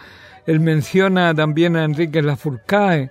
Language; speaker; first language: Spanish; native; Spanish